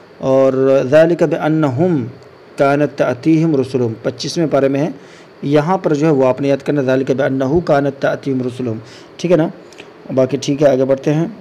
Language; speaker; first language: Urdu; native; Urdu